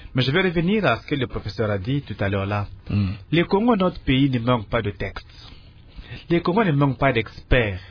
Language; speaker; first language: French; non-native, local second language; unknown